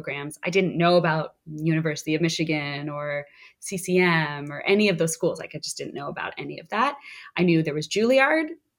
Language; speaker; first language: English; native; English